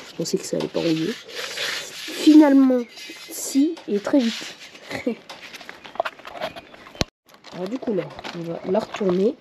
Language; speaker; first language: French; native; French